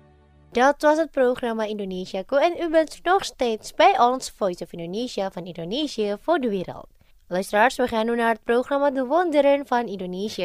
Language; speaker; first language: Dutch; non-native, fluent; Indonesian